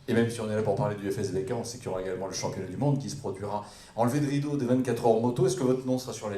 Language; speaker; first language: French; native; French